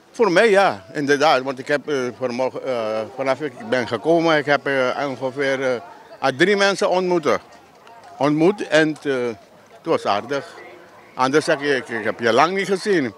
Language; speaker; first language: Dutch; non-native, local second language; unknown